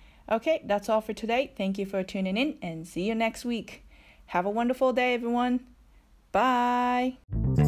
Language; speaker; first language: English; non-native, fluent; Japanese